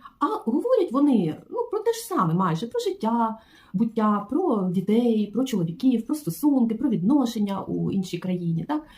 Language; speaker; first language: Ukrainian; non-native, local second language; Russian